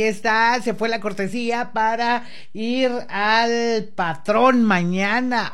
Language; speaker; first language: Spanish; native; Spanish